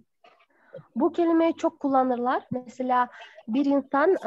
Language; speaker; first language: Turkish; non-native, fluent; Kyrgyz